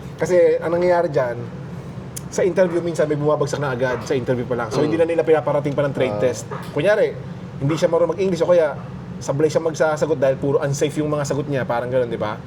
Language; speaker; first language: Filipino; native; Filipino